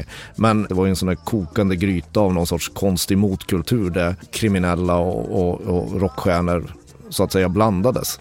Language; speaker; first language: Swedish; native; Swedish